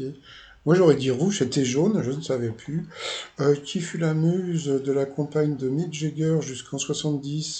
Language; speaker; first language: French; native; French